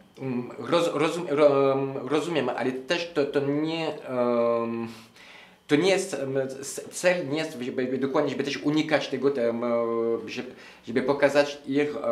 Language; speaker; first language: Polish; non-native, learner; French